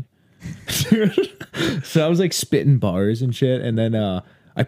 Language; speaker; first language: English; native; English